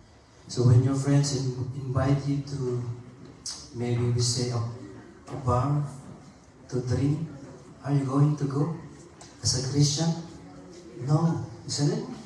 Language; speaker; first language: English; non-native, local second language; Filipino